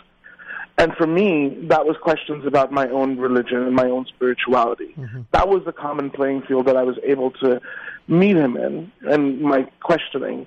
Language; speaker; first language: English; non-native, local second language; Urdu